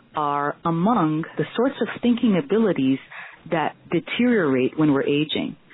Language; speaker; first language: English; non-native, fluent; Portuguese